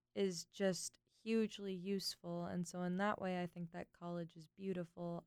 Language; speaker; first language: English; native; English